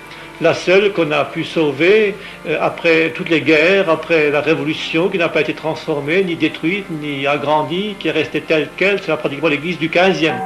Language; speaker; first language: French; native; French